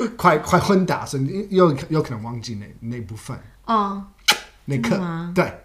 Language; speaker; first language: Chinese; non-native, fluent; English